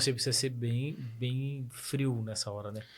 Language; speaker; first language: Portuguese; native; Portuguese